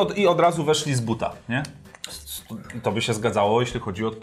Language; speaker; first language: Polish; native; Polish